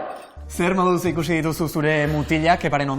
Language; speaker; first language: Basque; native; Basque